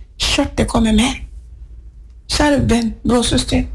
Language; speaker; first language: Norwegian; non-native, fluent; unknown